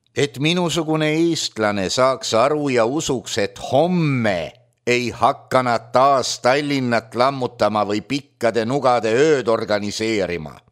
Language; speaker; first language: Estonian; native; Estonian